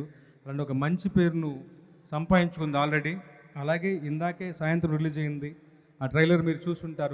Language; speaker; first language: Telugu; native; Telugu